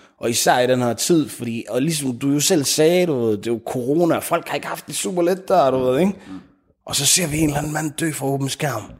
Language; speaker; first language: Danish; early bilingual, other home language; Arabic